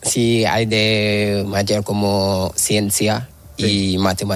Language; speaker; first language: Spanish; non-native, learner; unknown